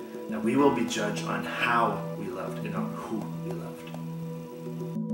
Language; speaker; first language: English; non-native, local second language; French